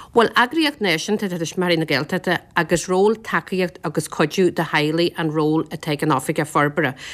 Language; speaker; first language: Irish; native; Irish